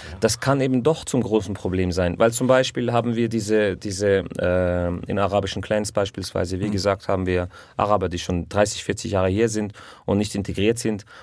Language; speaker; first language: German; early bilingual, other home language; Arabic